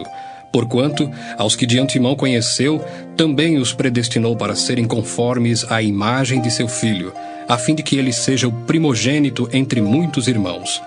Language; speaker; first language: Portuguese; native; Portuguese